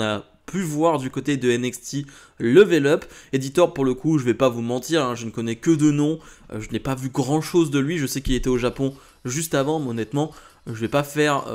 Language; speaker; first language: French; native; French